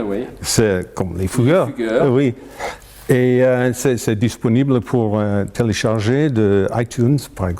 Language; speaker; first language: French; non-native, fluent; English